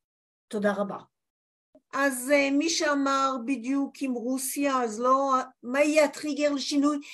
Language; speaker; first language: Hebrew; non-native, fluent; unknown